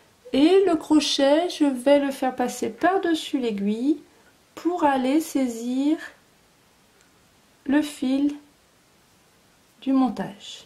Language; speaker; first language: French; native; French